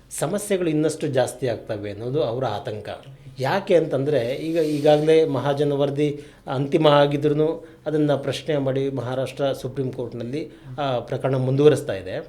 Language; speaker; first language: Kannada; native; Kannada